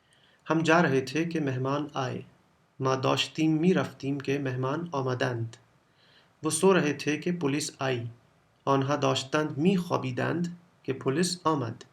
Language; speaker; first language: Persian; non-native, fluent; Urdu